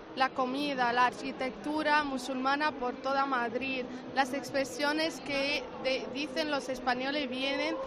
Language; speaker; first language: Spanish; non-native, fluent; Arabic